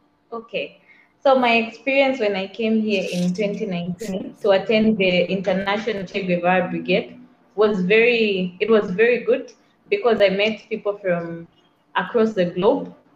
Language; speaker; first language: English; non-native, local second language; Bemba